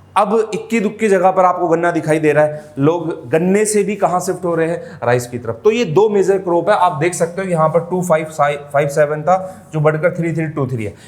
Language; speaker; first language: Hindi; native; Hindi